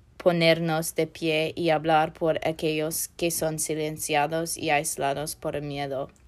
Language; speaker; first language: Spanish; non-native, fluent; English